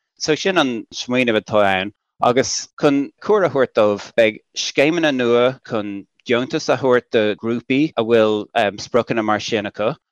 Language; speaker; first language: Irish; non-native, local second language; English